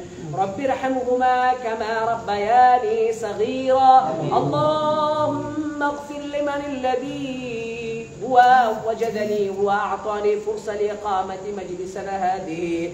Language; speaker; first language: Arabic; non-native, fluent; Bangla